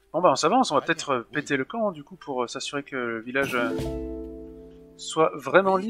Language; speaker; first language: French; native; French